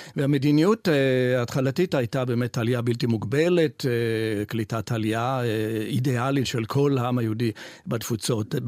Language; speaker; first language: Hebrew; non-native, fluent; Italian